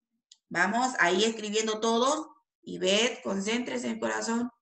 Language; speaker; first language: Spanish; native; Spanish